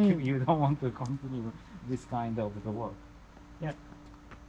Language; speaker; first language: English; non-native, learner; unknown